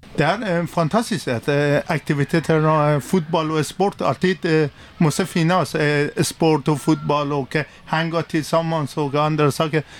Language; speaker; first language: Swedish; non-native, learner; Persian